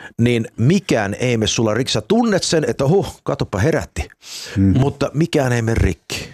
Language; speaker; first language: Finnish; early bilingual, heritage; Finnish